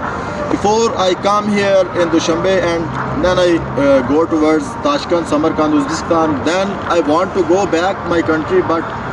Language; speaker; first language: English; non-native, learner; Urdu